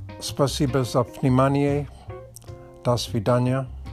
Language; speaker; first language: Russian; non-native, learner; English